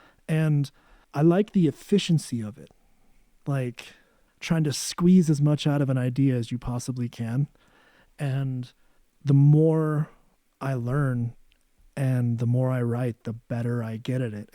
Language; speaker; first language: English; native; English